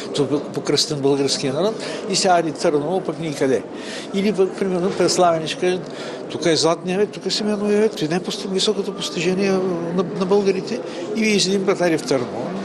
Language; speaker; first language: Bulgarian; native; Bulgarian